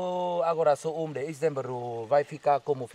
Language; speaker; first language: Portuguese; non-native, learner; Vietnamese